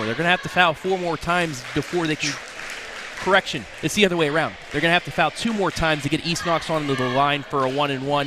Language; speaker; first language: English; native; English